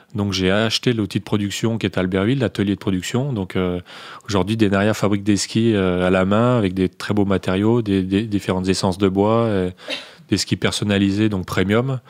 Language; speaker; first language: French; native; French